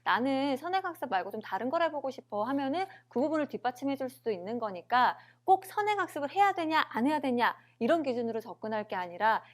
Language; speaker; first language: Korean; native; Korean